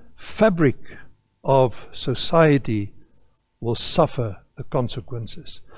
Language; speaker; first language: English; non-native, local second language; Afrikaans